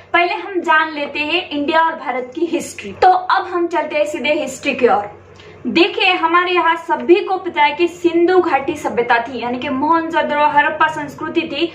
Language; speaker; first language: Hindi; non-native, local second language; Marathi